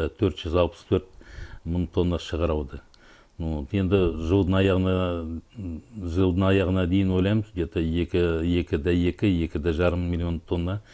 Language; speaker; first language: Kazakh; native; Kazakh